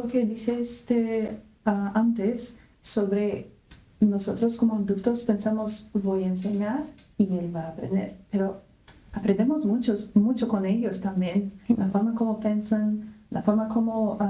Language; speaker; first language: Spanish; non-native, fluent; Portuguese